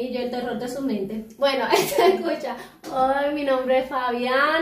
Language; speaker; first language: Spanish; native; Spanish